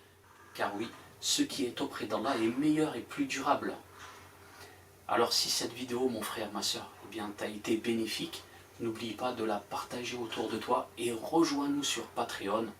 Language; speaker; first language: French; native; French